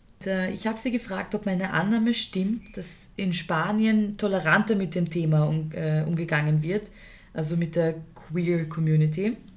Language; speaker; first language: German; early bilingual, other home language; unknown